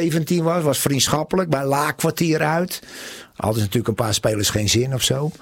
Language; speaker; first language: Dutch; native; Dutch